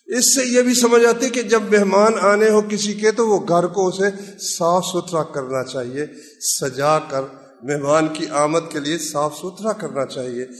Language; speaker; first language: Urdu; non-native, local second language; Punjabi